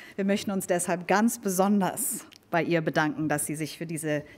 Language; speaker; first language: German; native; German